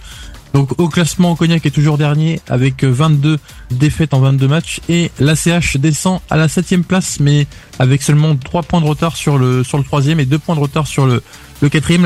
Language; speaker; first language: French; native; French